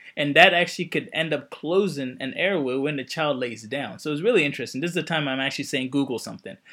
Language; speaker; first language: English; native; English